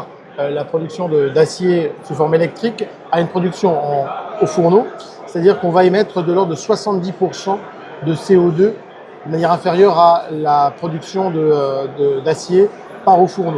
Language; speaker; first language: French; native; French